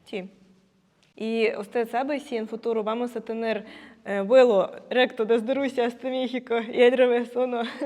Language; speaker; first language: Spanish; non-native, fluent; Russian